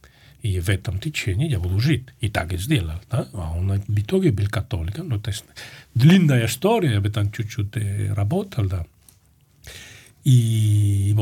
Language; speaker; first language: Russian; non-native, fluent; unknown